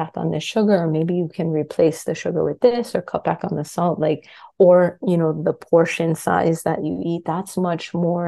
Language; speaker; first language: English; native; English